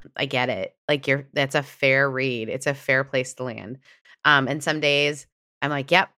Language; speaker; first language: English; native; English